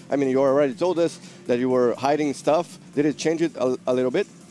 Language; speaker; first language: English; non-native, fluent; Portuguese